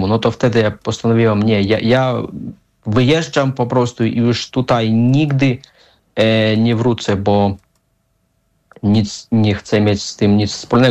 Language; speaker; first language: Polish; non-native, fluent; Russian